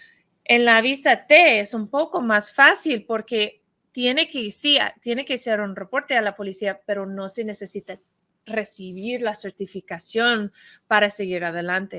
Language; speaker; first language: Spanish; non-native, fluent; English